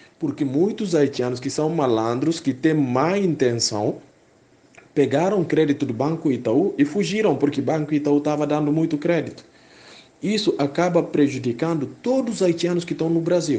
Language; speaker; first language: Portuguese; non-native, fluent; Haitian Creole